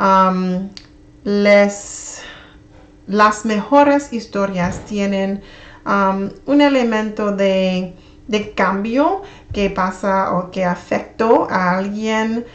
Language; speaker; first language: Spanish; non-native, learner; English